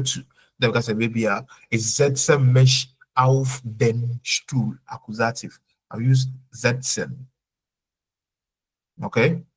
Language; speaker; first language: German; non-native, fluent; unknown